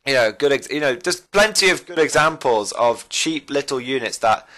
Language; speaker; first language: English; native; English